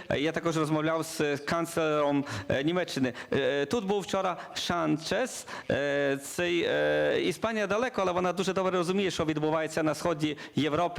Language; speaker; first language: Ukrainian; non-native, learner; Polish